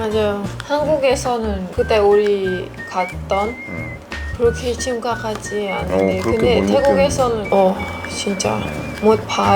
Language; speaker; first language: Korean; non-native, learner; Thai